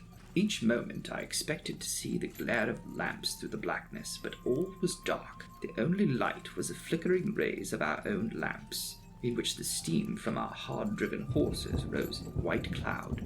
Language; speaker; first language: English; native; English